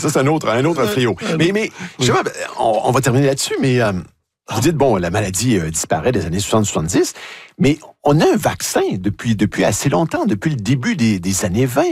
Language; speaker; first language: French; native; French